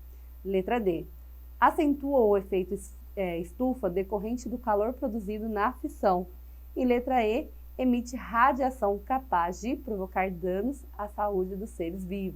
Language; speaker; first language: Portuguese; native; Portuguese